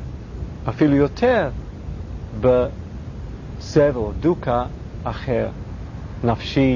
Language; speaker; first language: Hebrew; non-native, fluent; English